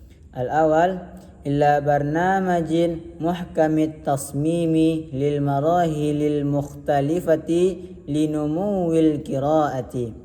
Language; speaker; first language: Arabic; non-native, learner; Indonesian